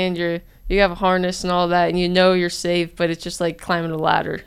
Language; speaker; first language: English; native; English